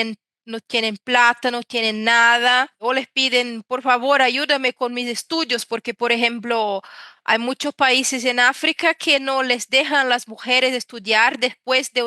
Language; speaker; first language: Spanish; non-native, fluent; Portuguese